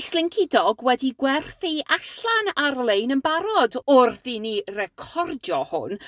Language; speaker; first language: Welsh; non-native, learner; English